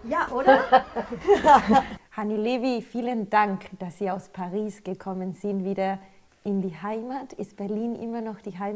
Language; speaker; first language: German; non-native, fluent; Spanish